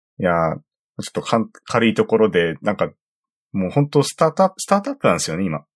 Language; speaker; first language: Japanese; native; Japanese